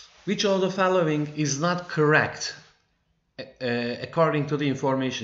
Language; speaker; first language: English; non-native, fluent; Turkish